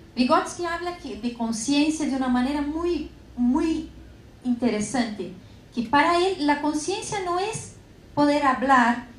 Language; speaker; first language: Spanish; non-native, fluent; Portuguese